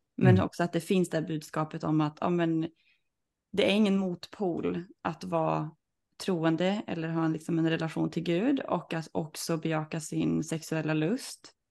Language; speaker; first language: Swedish; native; Swedish